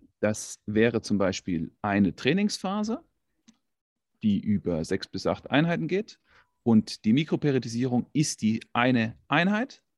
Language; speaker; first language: German; native; German